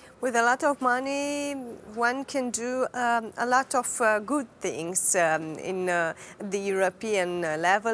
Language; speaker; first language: English; non-native, fluent; Romanian